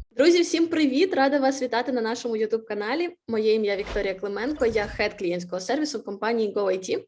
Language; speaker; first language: Ukrainian; native; Ukrainian